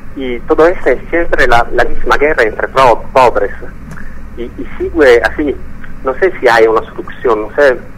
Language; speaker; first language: Spanish; non-native, fluent; Italian